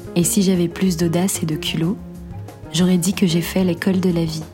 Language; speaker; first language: French; non-native, local second language; Arabic